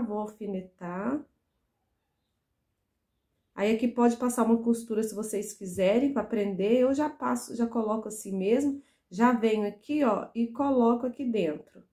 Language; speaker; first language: Portuguese; native; Portuguese